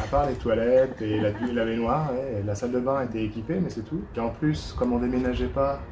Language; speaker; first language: French; native; French